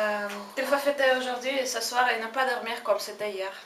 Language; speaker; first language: French; non-native, fluent; Spanish